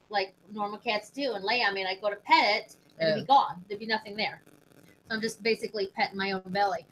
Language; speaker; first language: English; native; English